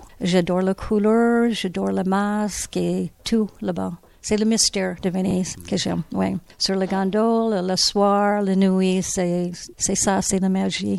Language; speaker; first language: French; non-native, learner; English